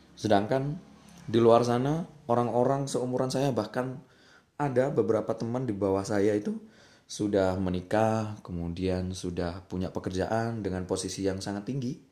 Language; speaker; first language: Indonesian; native; Indonesian